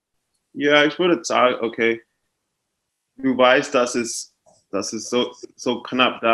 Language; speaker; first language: German; non-native, fluent; English